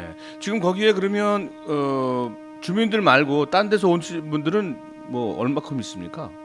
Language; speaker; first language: Korean; native; Korean